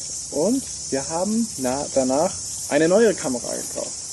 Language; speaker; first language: German; native; German